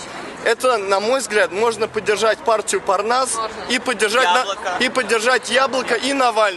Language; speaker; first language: Russian; native; Russian